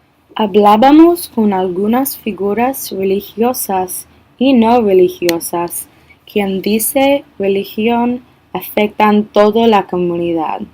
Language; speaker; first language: Spanish; non-native, learner; English